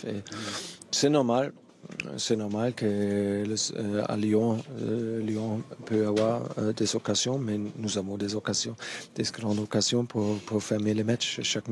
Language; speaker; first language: French; non-native, fluent; German